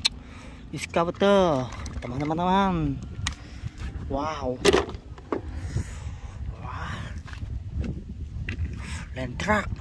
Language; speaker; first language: English; non-native, learner; Indonesian